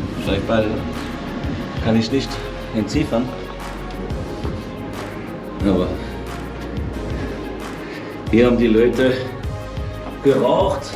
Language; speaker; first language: German; non-native, fluent; French